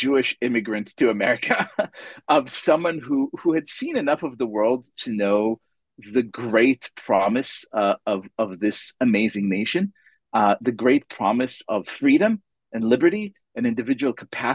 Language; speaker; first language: English; non-native, fluent; Hebrew